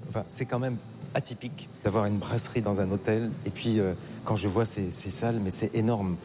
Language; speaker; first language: French; native; French